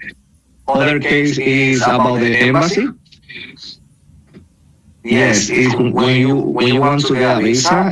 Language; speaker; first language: English; non-native, learner; Spanish